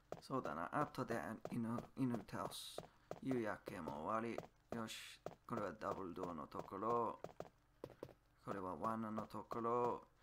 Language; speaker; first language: Japanese; non-native, learner; English